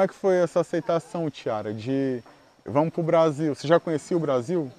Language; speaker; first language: Portuguese; native; Portuguese